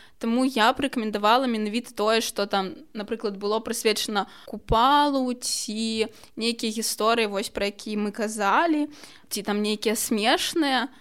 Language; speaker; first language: Belarusian; non-native, local second language; Russian